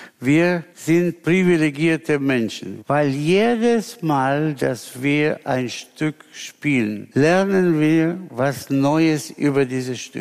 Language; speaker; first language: German; non-native, fluent; Spanish